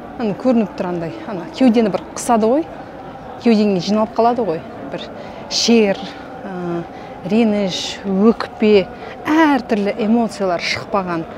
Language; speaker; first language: Kazakh; native; Kazakh